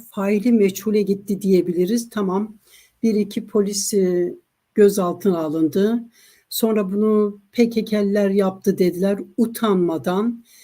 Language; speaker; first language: Turkish; non-native, local second language; Kurdish